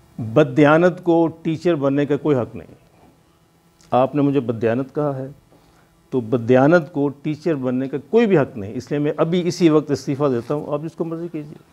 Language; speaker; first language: Urdu; non-native, local second language; Punjabi